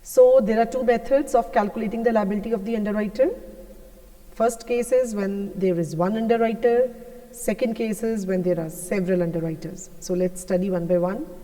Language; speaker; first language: English; non-native, local second language; Punjabi